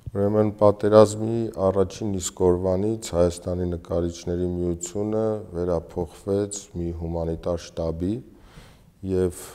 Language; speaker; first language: Armenian; native; Armenian